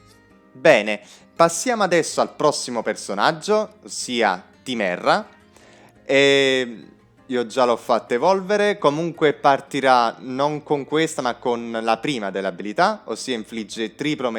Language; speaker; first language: Italian; native; Italian